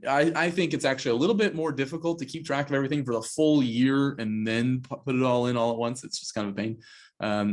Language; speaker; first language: English; native; English